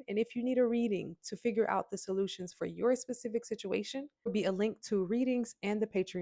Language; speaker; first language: English; native; English